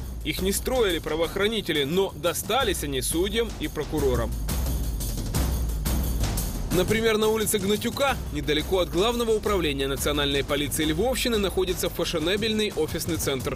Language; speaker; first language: Russian; non-native, local second language; Ukrainian